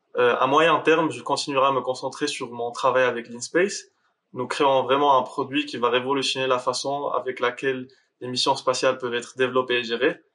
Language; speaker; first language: French; non-native, local second language; Arabic